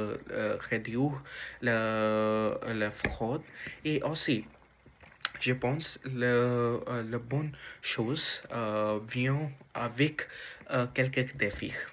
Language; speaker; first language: French; non-native, learner; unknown